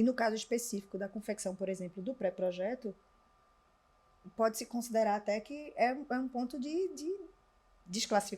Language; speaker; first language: Portuguese; native; Portuguese